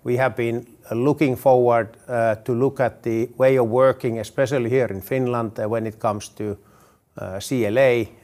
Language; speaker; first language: English; non-native, fluent; Finnish